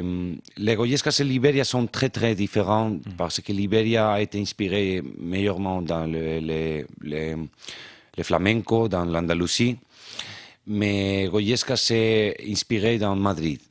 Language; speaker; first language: French; non-native, fluent; Spanish